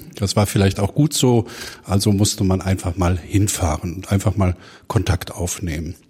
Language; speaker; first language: German; native; German